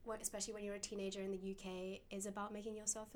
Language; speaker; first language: English; native; English